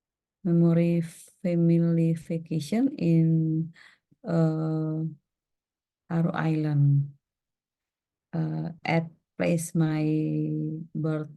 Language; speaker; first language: English; non-native, learner; Indonesian